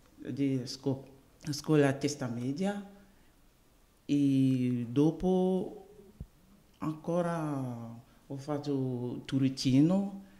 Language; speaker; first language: Italian; non-native, learner; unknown